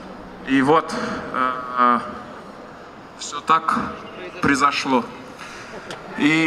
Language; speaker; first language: Russian; non-native, learner; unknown